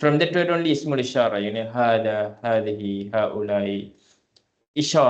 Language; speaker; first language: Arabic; non-native, fluent; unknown